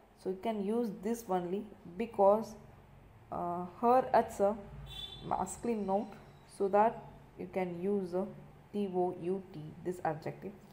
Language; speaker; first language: English; non-native, local second language; Tamil